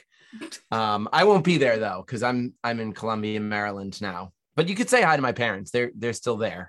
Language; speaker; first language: English; native; English